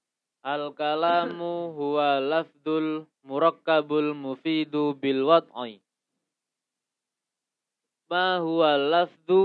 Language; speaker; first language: Arabic; non-native, learner; Indonesian